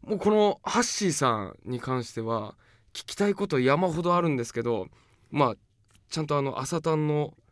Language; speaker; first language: Japanese; native; Japanese